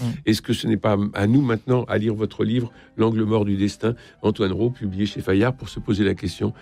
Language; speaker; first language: French; native; French